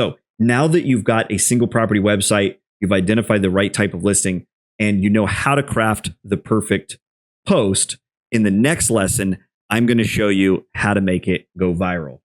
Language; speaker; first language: English; native; English